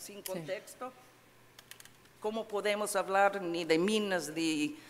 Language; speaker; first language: Spanish; non-native, fluent; English